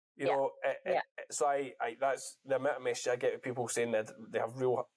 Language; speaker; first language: English; native; English